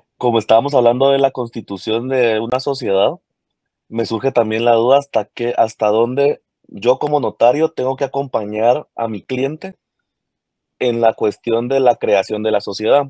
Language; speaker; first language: Spanish; native; Spanish